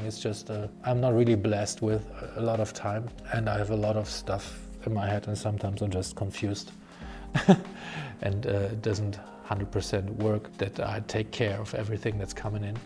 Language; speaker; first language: English; non-native, fluent; German